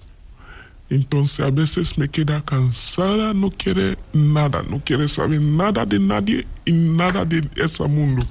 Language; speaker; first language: Spanish; non-native, learner; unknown